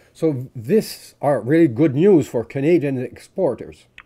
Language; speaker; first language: English; non-native, fluent; French